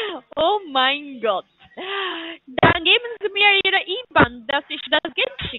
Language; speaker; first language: German; non-native, learner; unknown